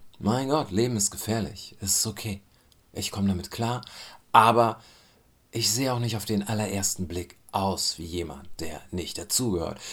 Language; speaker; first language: German; early bilingual, other home language; Turkish